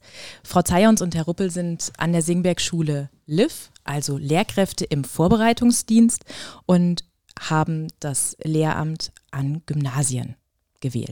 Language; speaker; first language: German; native; German